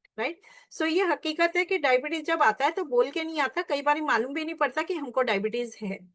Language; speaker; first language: Hindi; non-native, local second language; Marathi